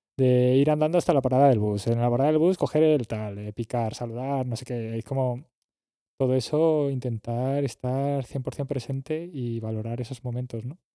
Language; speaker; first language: Spanish; native; Spanish